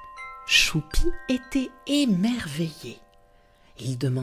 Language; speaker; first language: French; native; French